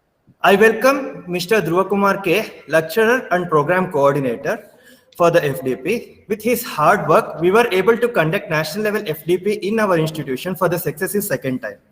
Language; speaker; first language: English; non-native, local second language; Kannada